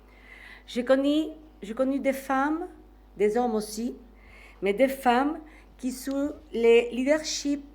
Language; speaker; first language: French; non-native, fluent; Spanish